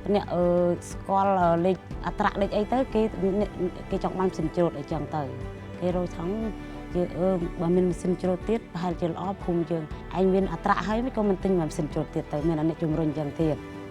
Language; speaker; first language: Khmer; non-native, local second language; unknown